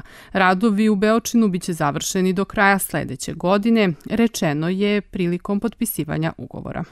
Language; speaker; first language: Serbian; native; Serbian